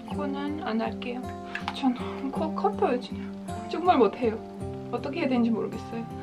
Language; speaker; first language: Korean; non-native, fluent; Latvian